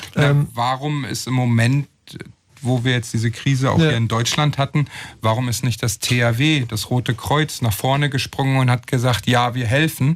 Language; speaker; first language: German; native; German